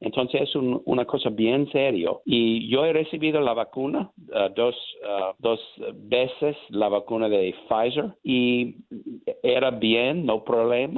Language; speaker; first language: Spanish; non-native, learner; English